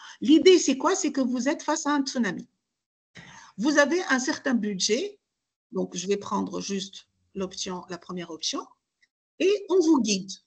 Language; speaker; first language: French; non-native, local second language; Arabic